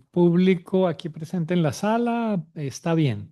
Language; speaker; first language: Spanish; native; Spanish